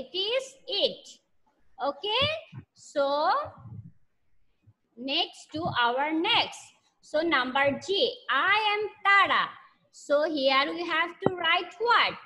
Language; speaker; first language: English; non-native, learner; Bangla